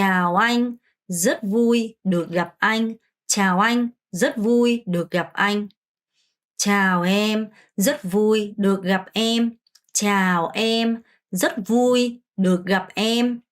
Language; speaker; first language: Vietnamese; non-native, fluent; Korean